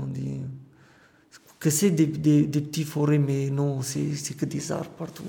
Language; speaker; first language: French; non-native, fluent; Romanian